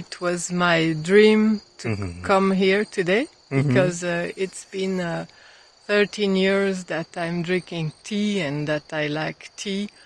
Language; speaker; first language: English; non-native, fluent; French